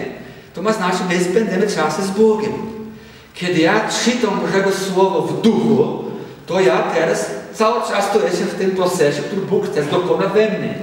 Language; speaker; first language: Polish; non-native, learner; Portuguese